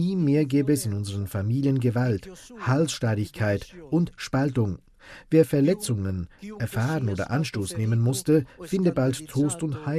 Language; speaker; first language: German; native; German